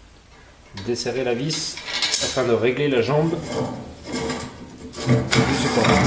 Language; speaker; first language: French; native; French